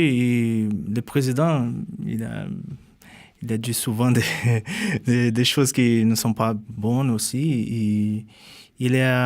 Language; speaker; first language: French; non-native, fluent; Portuguese